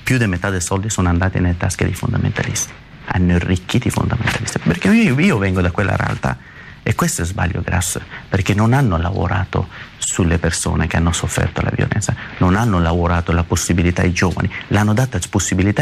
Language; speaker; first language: Italian; non-native, learner; Persian